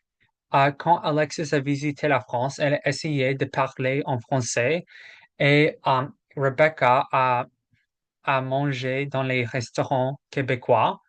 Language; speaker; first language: French; non-native, learner; English